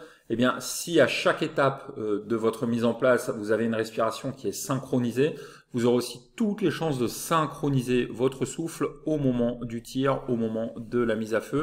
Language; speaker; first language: French; native; French